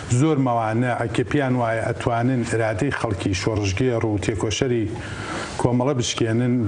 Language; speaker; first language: Central Kurdish; native; Central Kurdish